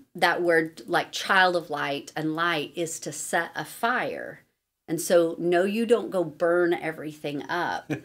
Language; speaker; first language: English; native; English